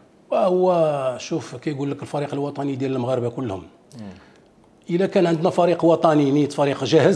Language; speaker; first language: Arabic; native; Arabic